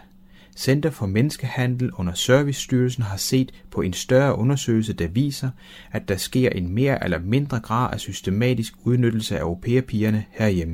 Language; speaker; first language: Danish; native; Danish